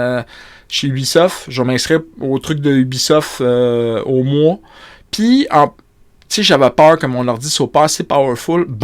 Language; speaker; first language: French; native; French